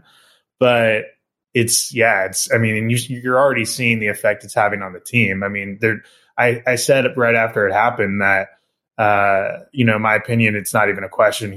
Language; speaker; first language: English; native; English